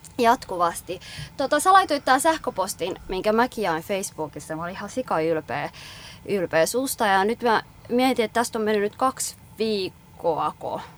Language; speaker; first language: Finnish; early bilingual, other home language; Somali